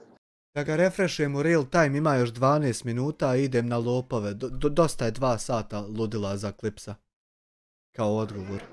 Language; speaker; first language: Bosnian; native; Bosnian